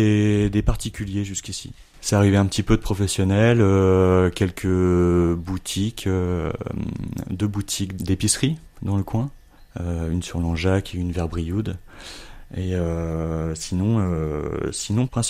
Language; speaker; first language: French; native; French